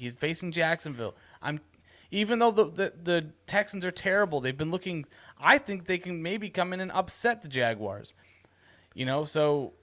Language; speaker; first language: English; native; English